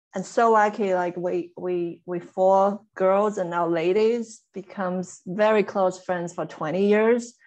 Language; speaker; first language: English; non-native, fluent; Chinese